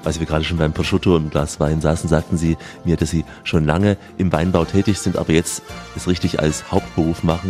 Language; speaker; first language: German; native; German